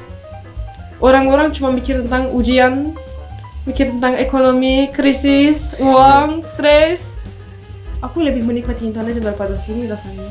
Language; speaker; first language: Indonesian; non-native, fluent; Turkish